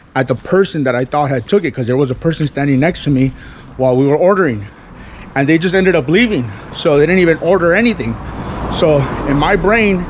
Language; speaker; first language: English; native; English